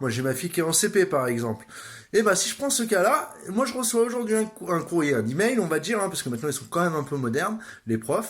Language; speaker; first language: French; native; French